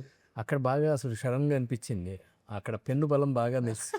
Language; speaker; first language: Telugu; native; Telugu